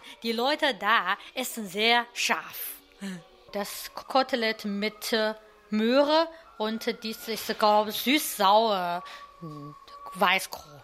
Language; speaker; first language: German; non-native, learner; Chinese